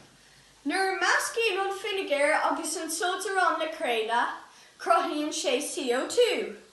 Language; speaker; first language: Irish; non-native, local second language; English